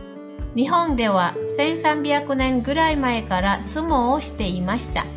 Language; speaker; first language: Japanese; non-native, fluent; Indonesian